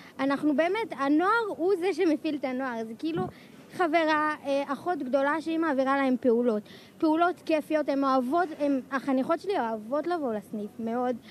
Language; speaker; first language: Hebrew; native; Hebrew